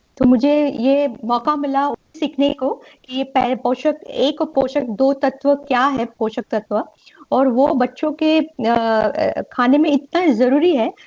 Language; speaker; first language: Hindi; non-native, local second language; Gujarati